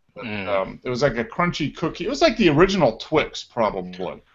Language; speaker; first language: English; native; English